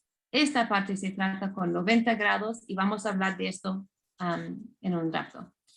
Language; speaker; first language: Spanish; non-native, fluent; English